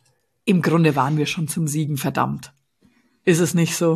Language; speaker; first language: German; native; German